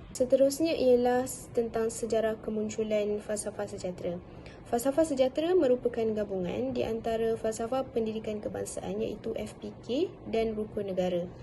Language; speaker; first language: Malay; native; Malay